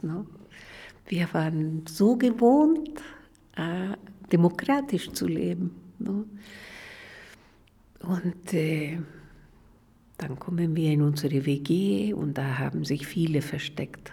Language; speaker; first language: German; non-native, fluent; Spanish